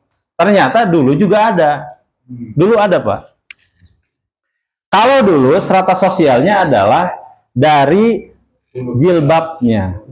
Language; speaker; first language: Indonesian; non-native, local second language; Sundanese